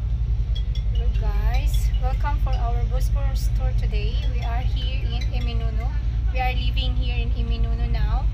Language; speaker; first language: English; non-native, local second language; Filipino